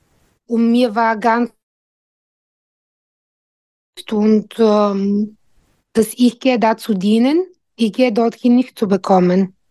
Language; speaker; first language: German; non-native, fluent; Bulgarian